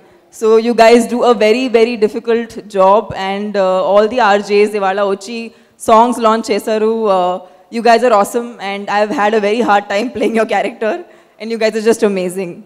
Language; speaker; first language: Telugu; non-native, fluent; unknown